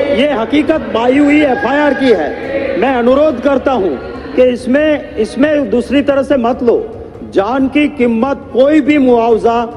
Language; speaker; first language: Hindi; non-native, local second language; Gujarati